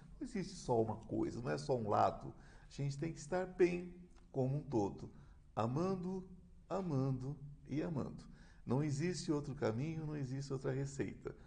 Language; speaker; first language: Portuguese; native; Portuguese